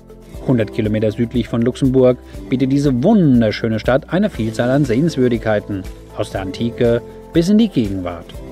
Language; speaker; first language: German; native; German